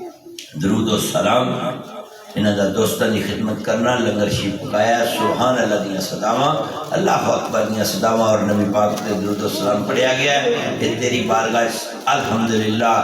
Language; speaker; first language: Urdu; non-native, local second language; Punjabi